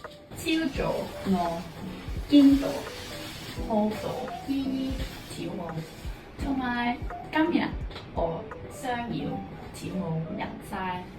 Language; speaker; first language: Cantonese; non-native, learner; French